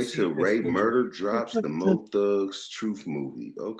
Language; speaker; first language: English; native; English